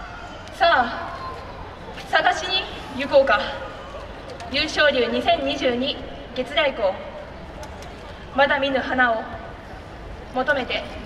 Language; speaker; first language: Japanese; native; Japanese